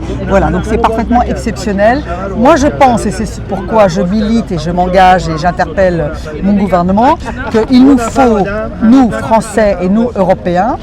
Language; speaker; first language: French; native; French